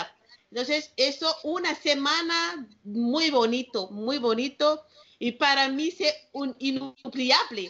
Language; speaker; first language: Spanish; non-native, learner; Malagasy